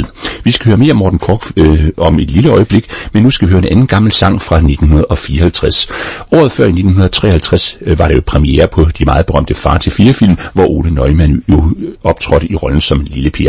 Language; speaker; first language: Danish; native; Danish